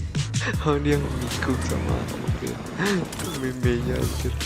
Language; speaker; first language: Indonesian; native; Indonesian